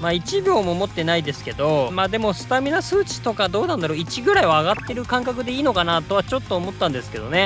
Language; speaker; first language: Japanese; native; Japanese